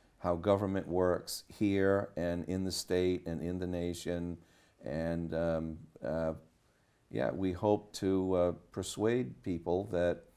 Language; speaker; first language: English; native; English